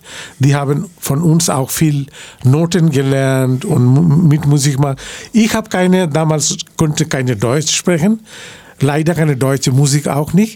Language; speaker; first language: German; non-native, fluent; Bangla